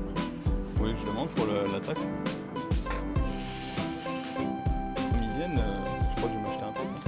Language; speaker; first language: French; native; French